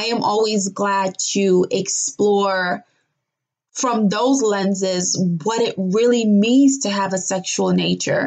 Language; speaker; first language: English; non-native, local second language; Yoruba